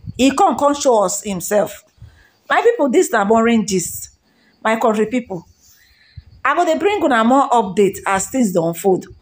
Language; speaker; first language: Nigerian Pidgin; non-native, local second language; Igbo